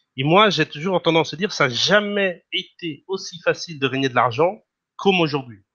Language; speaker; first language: French; non-native, fluent; Portuguese